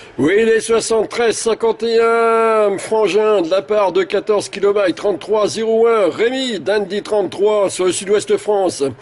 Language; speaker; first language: French; native; French